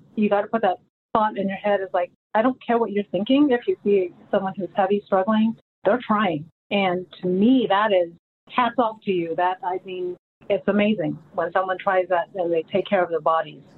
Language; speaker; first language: English; early bilingual, other home language; Filipino